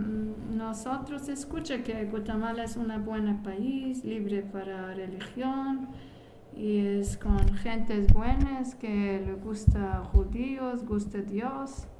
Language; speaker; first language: Spanish; non-native, learner; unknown